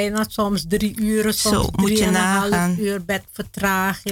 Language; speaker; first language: Dutch; non-native, learner; Spanish